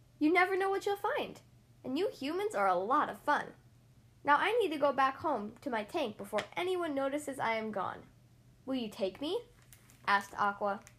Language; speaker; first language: English; native; English